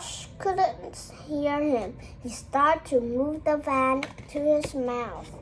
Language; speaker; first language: English; non-native, learner; Vietnamese